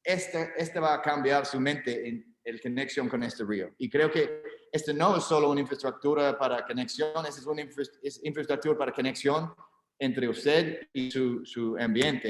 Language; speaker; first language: Spanish; non-native, learner; English